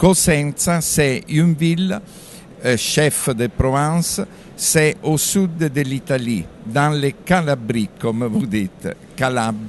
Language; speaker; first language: French; non-native, fluent; Italian